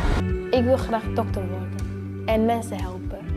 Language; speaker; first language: Dutch; early bilingual, other home language; Somali